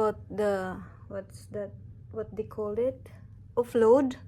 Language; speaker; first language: English; non-native, local second language; Cebuano